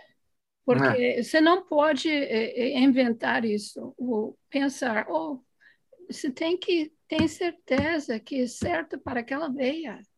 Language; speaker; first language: Portuguese; non-native, fluent; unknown